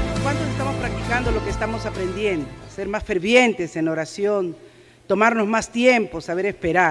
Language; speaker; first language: Spanish; native; Spanish